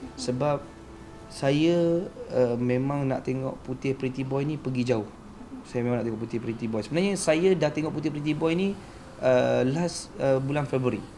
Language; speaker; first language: Malay; native; Malay